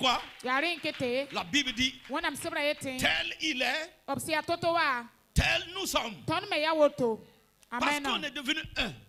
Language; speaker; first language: French; non-native, local second language; Mossi